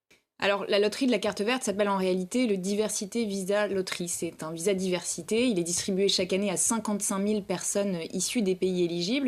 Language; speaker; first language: French; native; French